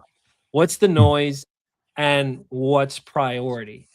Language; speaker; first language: English; native; English